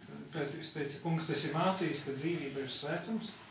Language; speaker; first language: Latvian; native; Latvian